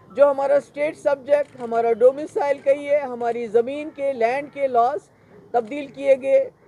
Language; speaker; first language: Urdu; non-native, local second language; Kashmiri